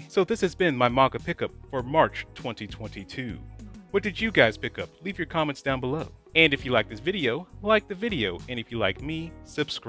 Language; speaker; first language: English; native; English